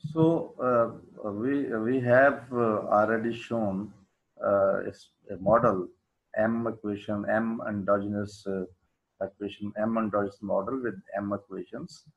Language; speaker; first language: English; non-native, local second language; Urdu